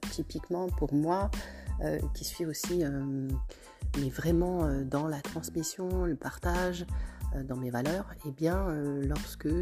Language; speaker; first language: French; native; French